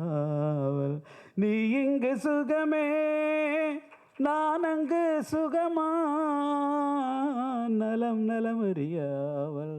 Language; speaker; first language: Tamil; native; Tamil